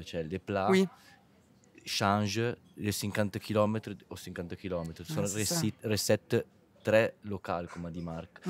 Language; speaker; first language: French; non-native, fluent; Italian